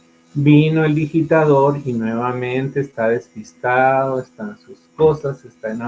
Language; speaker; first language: Spanish; native; Spanish